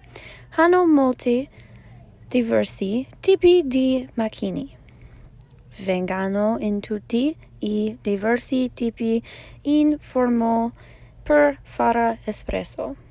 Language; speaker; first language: Italian; non-native, learner; English